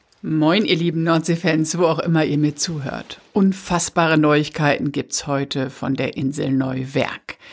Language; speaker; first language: German; native; German